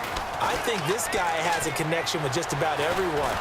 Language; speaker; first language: English; native; English